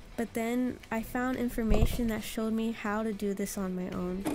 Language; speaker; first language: English; native; English